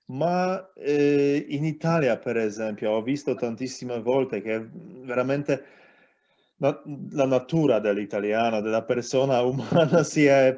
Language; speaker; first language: Italian; non-native, learner; Polish